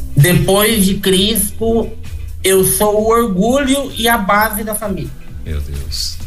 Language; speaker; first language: Portuguese; native; Portuguese